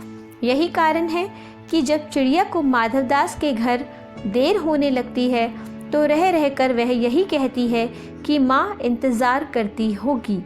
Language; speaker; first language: Hindi; native; Hindi